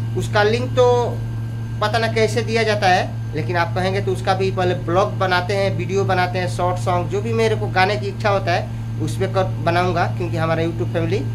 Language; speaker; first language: Hindi; native; Hindi